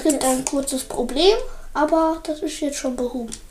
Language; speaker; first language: German; native; German